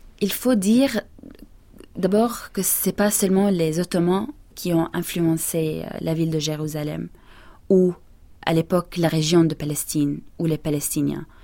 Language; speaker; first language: French; non-native, fluent; Arabic